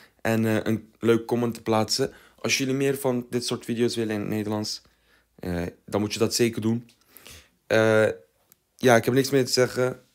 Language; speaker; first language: Dutch; early bilingual, other home language; Turkish